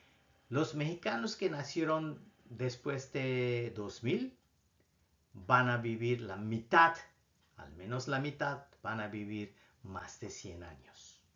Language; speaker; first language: Spanish; non-native, fluent; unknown